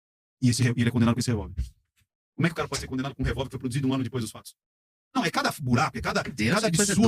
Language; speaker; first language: Portuguese; native; Portuguese